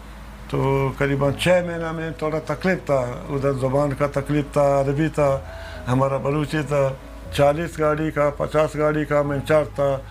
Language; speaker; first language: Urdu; non-native, local second language; Baluchi